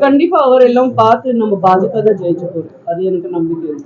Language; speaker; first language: Tamil; non-native, fluent; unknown